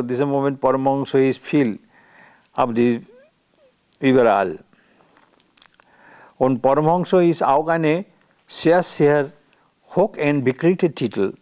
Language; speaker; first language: German; non-native, learner; Bangla